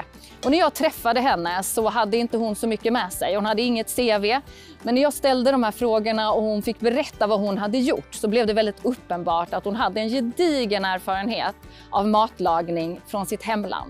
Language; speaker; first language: Swedish; native; Swedish